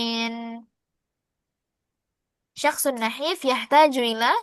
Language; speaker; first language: Arabic; non-native, fluent; Indonesian